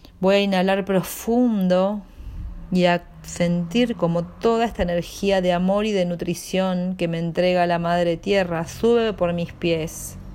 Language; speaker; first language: Spanish; native; Spanish